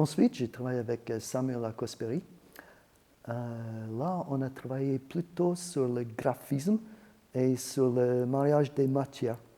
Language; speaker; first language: French; non-native, fluent; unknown